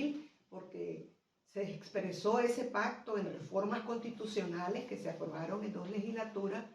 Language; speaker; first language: Spanish; native; Spanish